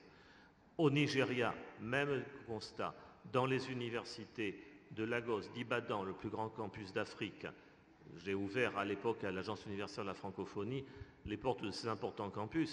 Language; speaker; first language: French; native; French